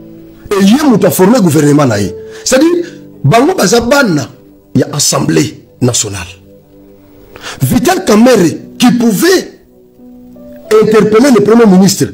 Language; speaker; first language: French; non-native, local second language; Lingala